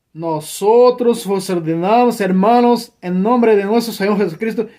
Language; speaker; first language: Spanish; non-native, learner; Portuguese